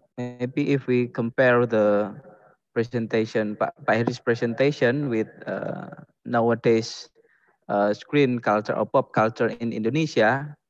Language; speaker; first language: English; non-native, fluent; Indonesian